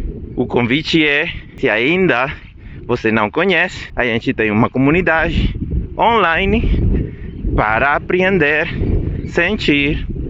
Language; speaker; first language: Portuguese; non-native, fluent; Spanish